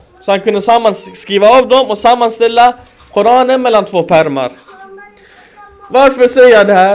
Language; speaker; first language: Swedish; early bilingual, other home language; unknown